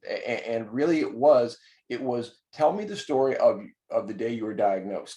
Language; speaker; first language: English; native; English